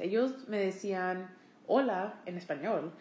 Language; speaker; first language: Spanish; early bilingual, heritage; Spanish